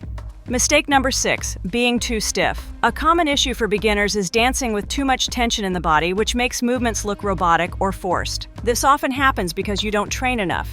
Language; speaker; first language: English; non-native, fluent; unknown